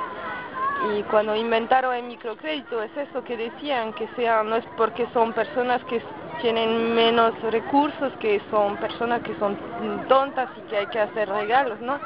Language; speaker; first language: Spanish; non-native, fluent; French